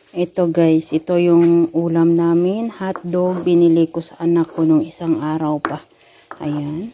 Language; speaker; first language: Filipino; non-native, local second language; Cebuano